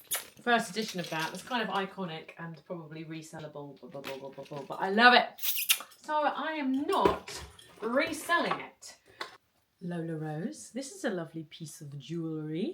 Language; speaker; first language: English; native; English